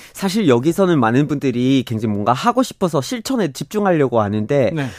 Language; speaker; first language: Korean; non-native, fluent; English